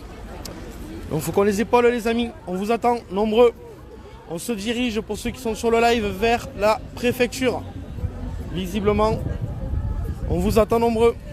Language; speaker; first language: French; native; French